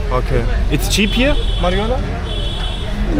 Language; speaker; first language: English; non-native, learner; Turkish